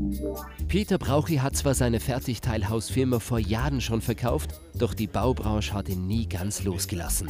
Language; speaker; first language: German; native; German